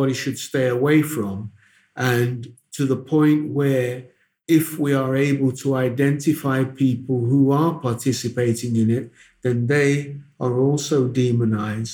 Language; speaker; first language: English; non-native, local second language; Akan